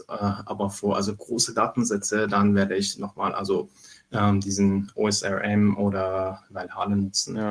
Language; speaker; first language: German; non-native, fluent; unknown